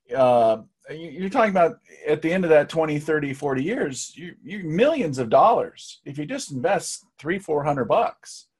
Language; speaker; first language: English; native; English